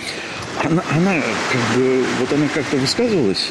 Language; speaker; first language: Russian; native; Russian